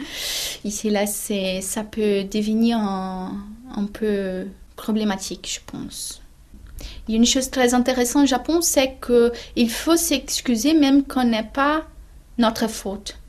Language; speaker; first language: French; non-native, fluent; Portuguese